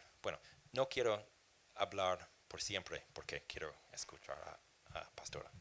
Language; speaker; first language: Spanish; non-native, fluent; English